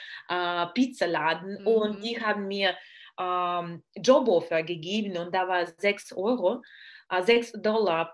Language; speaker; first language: German; non-native, learner; Russian